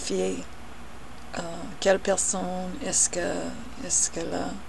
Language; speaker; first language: French; non-native, learner; English